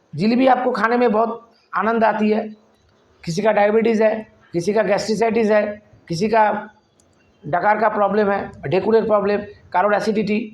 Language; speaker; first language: Hindi; non-native, local second language; Bangla